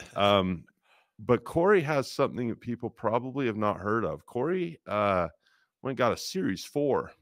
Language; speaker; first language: English; native; English